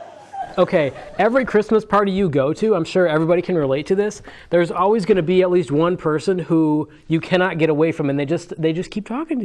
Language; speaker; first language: English; native; English